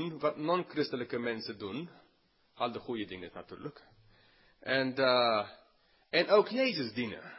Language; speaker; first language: Dutch; non-native, fluent; English